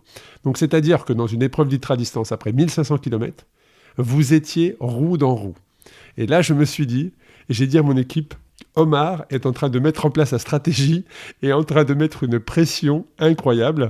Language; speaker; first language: French; native; French